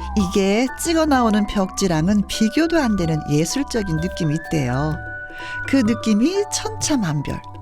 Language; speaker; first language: Korean; native; Korean